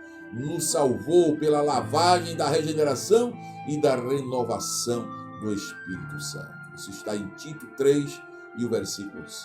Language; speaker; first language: Portuguese; native; Portuguese